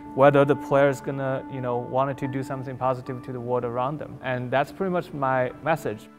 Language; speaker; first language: English; non-native, fluent; Chinese